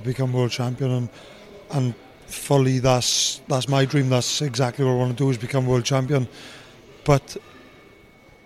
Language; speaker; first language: English; native; English